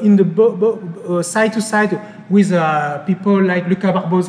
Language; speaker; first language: English; non-native, fluent; French